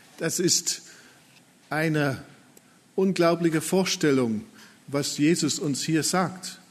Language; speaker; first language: German; non-native, fluent; English